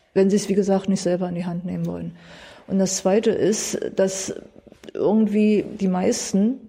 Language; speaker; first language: German; native; German